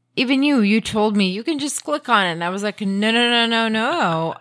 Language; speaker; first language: English; non-native, fluent; Croatian